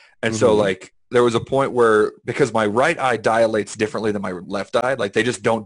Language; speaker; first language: English; native; English